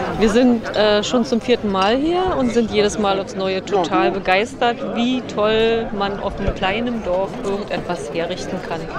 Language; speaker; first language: German; native; German